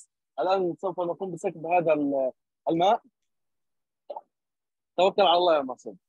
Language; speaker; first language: Arabic; native; Arabic